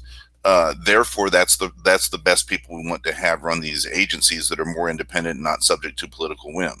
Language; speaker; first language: English; native; English